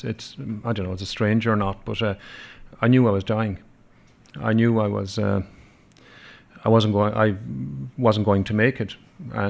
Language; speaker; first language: English; non-native, local second language; Irish